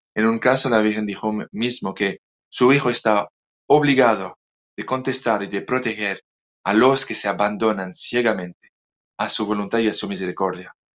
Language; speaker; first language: Spanish; non-native, fluent; French